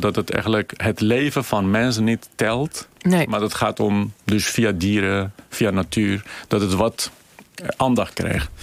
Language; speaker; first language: Dutch; non-native, fluent; Kurdish